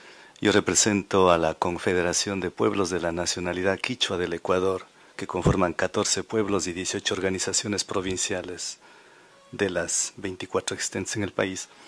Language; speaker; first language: Spanish; native; Spanish